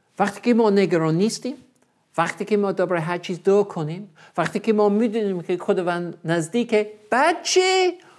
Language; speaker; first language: Persian; non-native, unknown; English